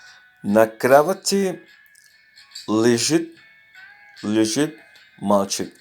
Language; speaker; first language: Russian; non-native, learner; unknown